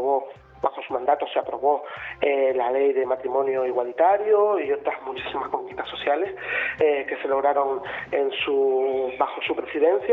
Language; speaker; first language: Spanish; native; Spanish